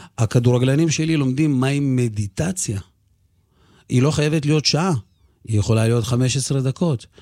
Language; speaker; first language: Hebrew; early bilingual, other home language; Russian